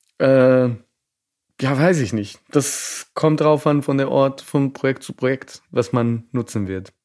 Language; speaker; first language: German; non-native, fluent; Serbian